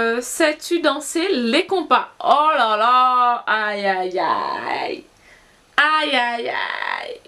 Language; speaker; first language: French; non-native, local second language; Haitian Creole